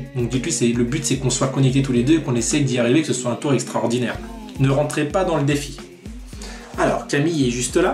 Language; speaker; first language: French; native; French